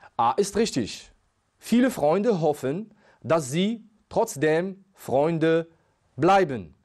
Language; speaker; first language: German; non-native, fluent; Arabic